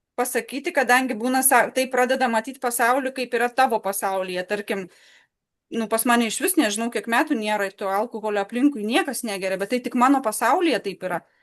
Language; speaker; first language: Lithuanian; native; Lithuanian